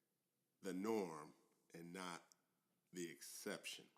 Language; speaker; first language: English; native; English